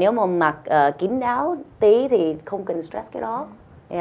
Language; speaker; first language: Vietnamese; early bilingual, heritage; Vietnamese